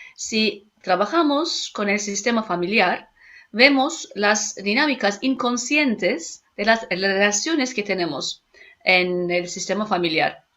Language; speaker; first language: Spanish; non-native, fluent; Turkish